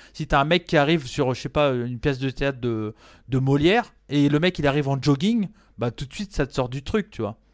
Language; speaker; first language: French; native; French